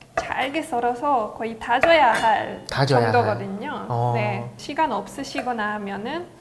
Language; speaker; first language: Korean; non-native, fluent; Hungarian